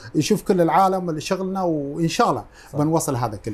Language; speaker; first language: Arabic; non-native, fluent; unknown